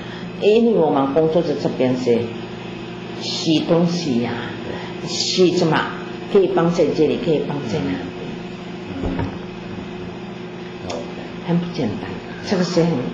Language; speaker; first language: Chinese; non-native, learner; Filipino